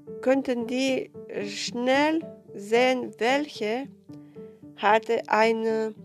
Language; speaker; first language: German; non-native, fluent; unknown